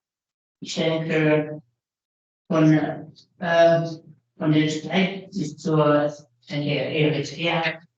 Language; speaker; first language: German; non-native, learner; Italian